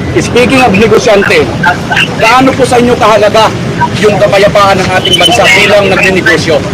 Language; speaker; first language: Filipino; native; Filipino